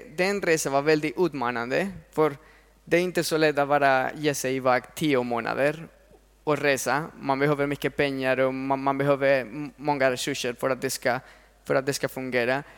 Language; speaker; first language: Swedish; non-native, fluent; Spanish